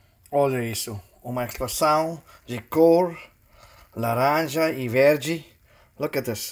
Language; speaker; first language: Portuguese; non-native, learner; Hindi